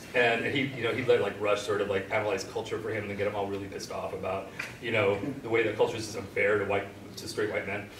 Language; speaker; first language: English; native; English